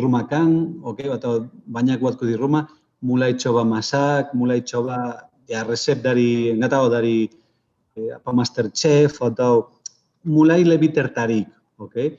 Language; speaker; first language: Indonesian; non-native, fluent; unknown